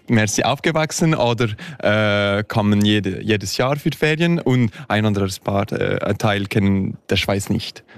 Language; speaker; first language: German; non-native, local second language; French